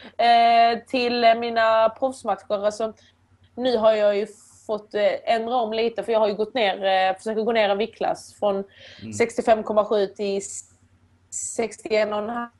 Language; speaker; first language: Swedish; early bilingual, other home language; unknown